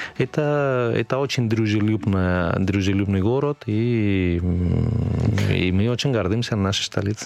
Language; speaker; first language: Russian; non-native, fluent; Spanish